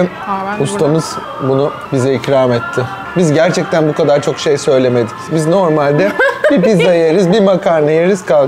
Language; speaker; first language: Turkish; native; Turkish